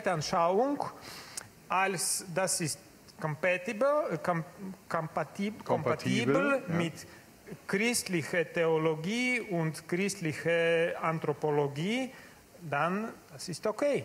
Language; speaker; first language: German; non-native, learner; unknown